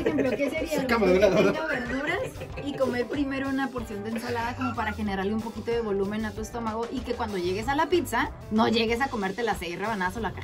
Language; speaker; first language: Spanish; native; Spanish